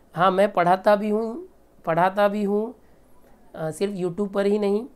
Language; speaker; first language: Hindi; native; Hindi